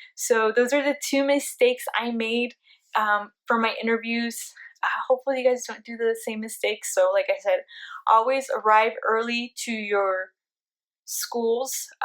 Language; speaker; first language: English; early bilingual, other home language; Spanish